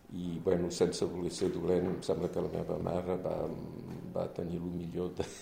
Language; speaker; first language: Catalan; early bilingual, heritage; Catalan